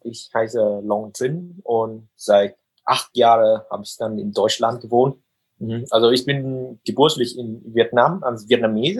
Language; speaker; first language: German; non-native, fluent; Vietnamese